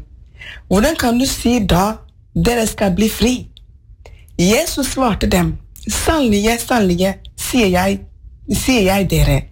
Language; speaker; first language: Norwegian; non-native, fluent; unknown